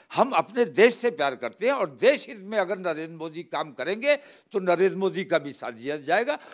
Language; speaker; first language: Hindi; native; Hindi